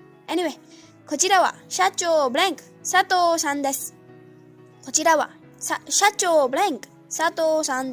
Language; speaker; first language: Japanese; non-native, fluent; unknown